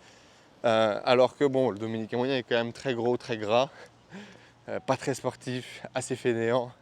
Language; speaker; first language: French; native; French